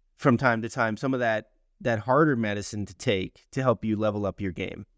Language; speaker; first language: English; native; English